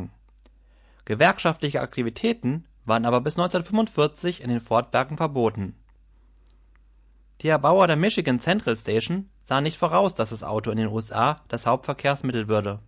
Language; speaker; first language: German; native; German